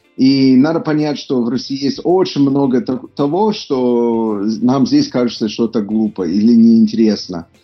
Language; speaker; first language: Russian; non-native, fluent; English